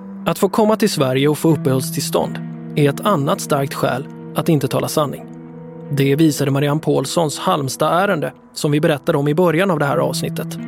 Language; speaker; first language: Swedish; native; Swedish